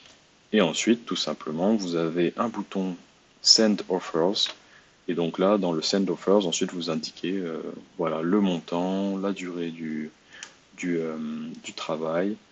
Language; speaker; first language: French; native; French